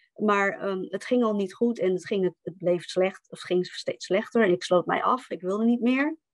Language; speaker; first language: Dutch; native; Dutch